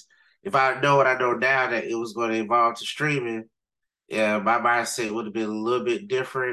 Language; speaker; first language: English; native; English